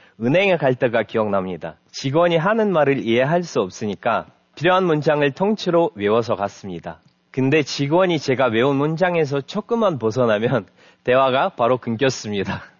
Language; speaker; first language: Korean; non-native, fluent; Russian